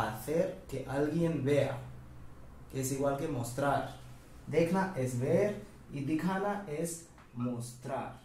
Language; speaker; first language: Spanish; non-native, fluent; Hindi